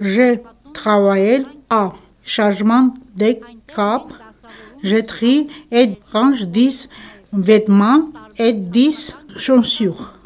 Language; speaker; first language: French; non-native, learner; Armenian